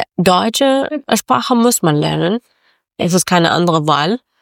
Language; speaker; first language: German; non-native, learner; Persian